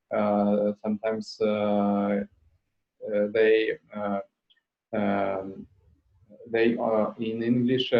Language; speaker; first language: English; non-native, learner; Russian